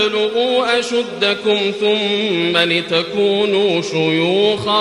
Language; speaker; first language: Arabic; native; Arabic